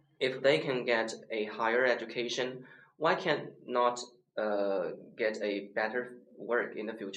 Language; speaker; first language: English; non-native, learner; Chinese